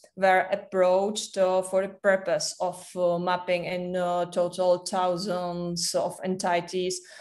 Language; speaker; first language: English; non-native, fluent; Czech